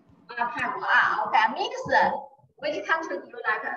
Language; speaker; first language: English; non-native, learner; Chinese